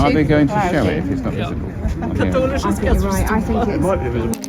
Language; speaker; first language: English; non-native, learner; Korean